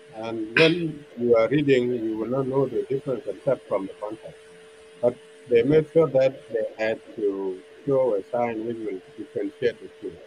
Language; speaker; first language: English; non-native, fluent; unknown